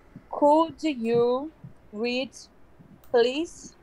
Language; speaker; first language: English; non-native, learner; Portuguese